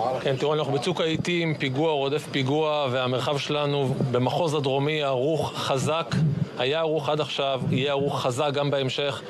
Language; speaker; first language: Hebrew; native; Hebrew